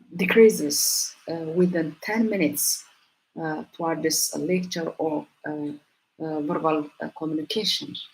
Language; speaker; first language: English; non-native, local second language; Amharic